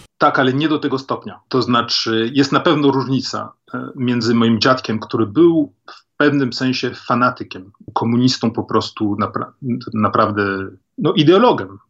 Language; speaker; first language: Polish; early bilingual, heritage; Polish